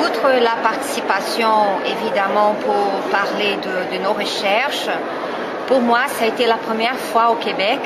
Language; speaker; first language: French; non-native, fluent; Portuguese